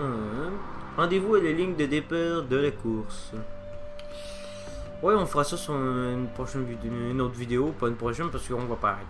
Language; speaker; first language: French; native; French